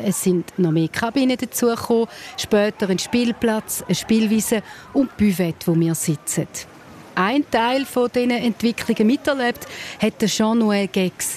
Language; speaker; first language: German; native; German